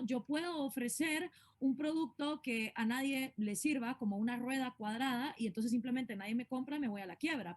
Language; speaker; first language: Spanish; native; Spanish